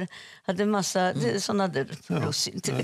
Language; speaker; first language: Swedish; non-native, fluent; Polish